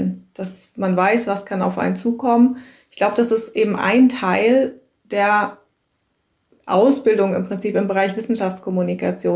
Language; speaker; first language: German; native; German